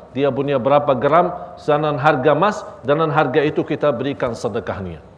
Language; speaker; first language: Malay; non-native, fluent; Arabic